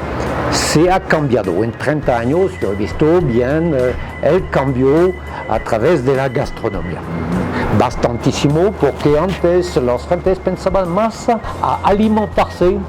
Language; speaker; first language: Spanish; non-native, fluent; French